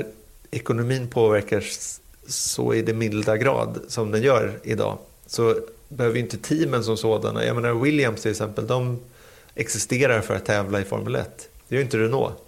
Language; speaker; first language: Swedish; native; Swedish